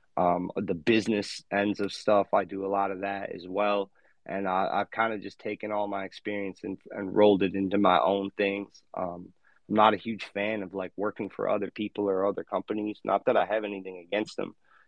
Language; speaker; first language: English; native; English